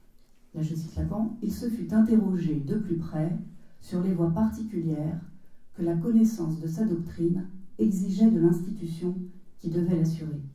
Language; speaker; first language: French; native; French